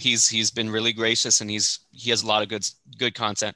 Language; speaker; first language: English; early bilingual, other home language; Spanish